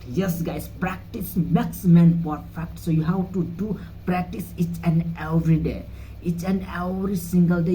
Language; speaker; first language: English; non-native, learner; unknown